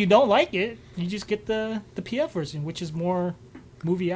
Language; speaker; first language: English; native; English